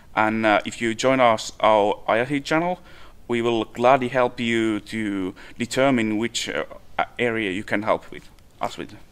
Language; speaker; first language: English; non-native, fluent; Finnish